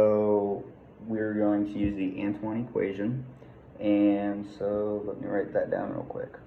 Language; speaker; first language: English; native; English